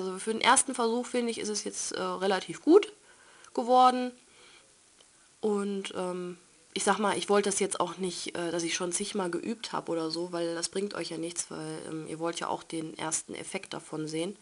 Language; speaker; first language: German; native; German